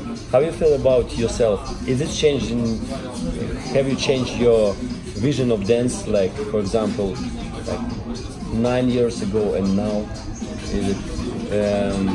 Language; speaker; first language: English; non-native, learner; Russian